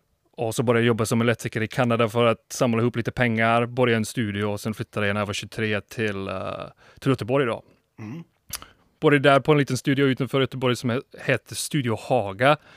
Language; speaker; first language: Swedish; non-native, fluent; English